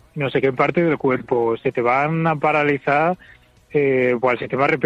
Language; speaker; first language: Spanish; native; Spanish